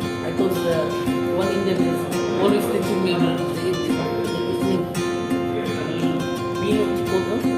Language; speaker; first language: English; non-native, learner; Filipino